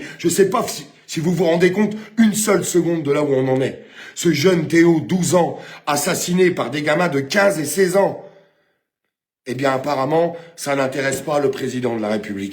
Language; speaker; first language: French; native; French